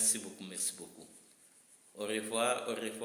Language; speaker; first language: French; non-native, learner; Lingala